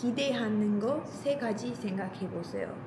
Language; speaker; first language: Korean; non-native, learner; English